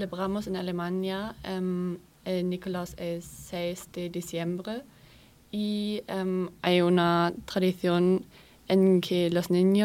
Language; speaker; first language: Spanish; non-native, learner; German